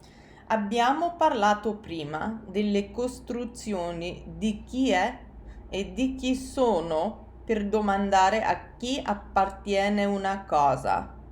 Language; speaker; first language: Italian; non-native, fluent; English